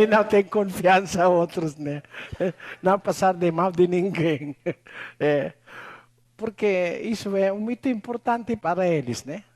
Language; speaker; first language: Portuguese; non-native, learner; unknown